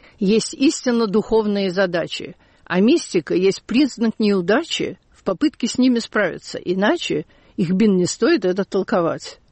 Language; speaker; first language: Russian; native; Russian